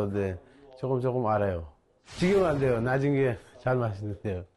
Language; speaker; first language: Korean; non-native, learner; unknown